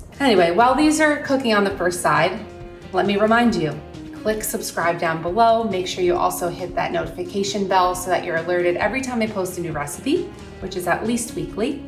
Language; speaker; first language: English; native; English